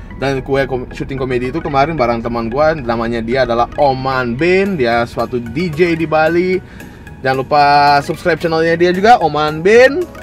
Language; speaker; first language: Indonesian; non-native, fluent; Russian